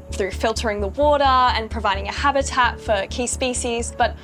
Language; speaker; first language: English; native; English